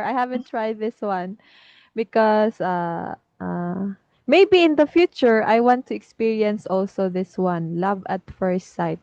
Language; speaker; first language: English; non-native, fluent; Filipino